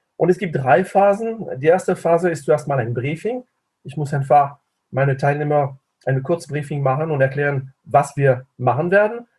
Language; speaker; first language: German; non-native, fluent; French